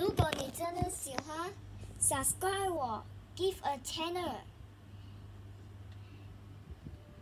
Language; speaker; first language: Chinese; non-native, learner; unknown